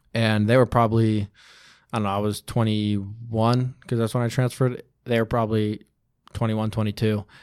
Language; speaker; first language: English; native; English